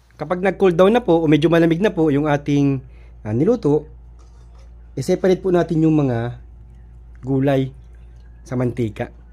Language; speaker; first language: Filipino; native; Filipino